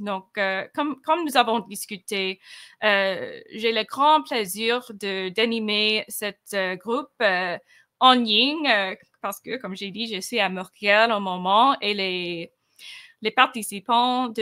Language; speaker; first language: French; non-native, fluent; English